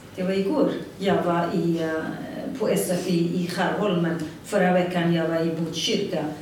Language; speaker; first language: Swedish; non-native, fluent; Kurdish